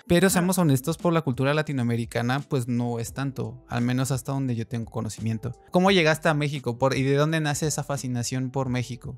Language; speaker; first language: Spanish; native; Spanish